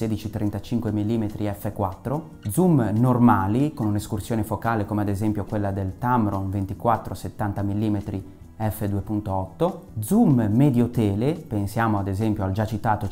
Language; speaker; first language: Italian; native; Italian